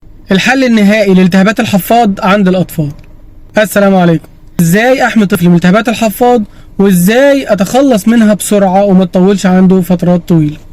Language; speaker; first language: Arabic; native; Arabic